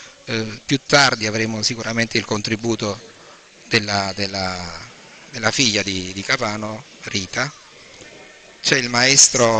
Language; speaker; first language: Italian; native; Italian